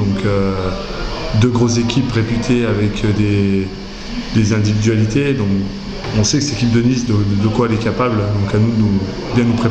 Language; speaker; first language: French; native; French